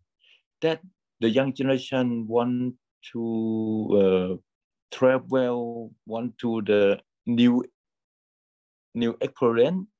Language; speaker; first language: English; non-native, learner; Thai